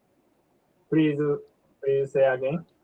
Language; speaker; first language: English; non-native, learner; Japanese